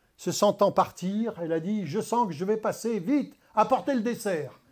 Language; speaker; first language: French; native; French